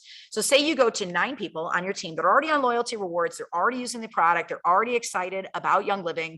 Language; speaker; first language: English; native; English